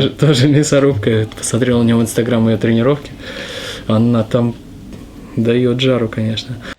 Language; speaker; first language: Russian; native; Russian